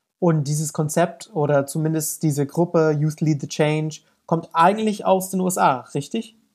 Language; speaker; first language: German; non-native, fluent; English